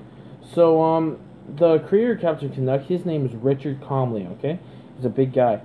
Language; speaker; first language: English; native; English